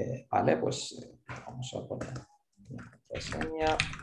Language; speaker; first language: Spanish; non-native, fluent; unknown